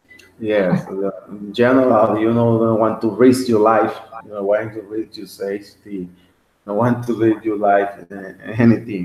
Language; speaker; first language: English; non-native, learner; Spanish